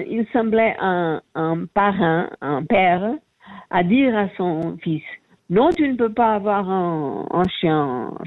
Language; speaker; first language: French; non-native, fluent; Portuguese